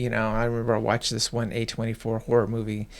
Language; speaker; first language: English; native; English